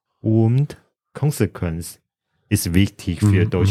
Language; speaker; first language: German; non-native, learner; Chinese